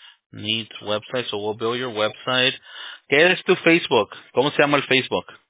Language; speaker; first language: Spanish; early bilingual, heritage; Spanish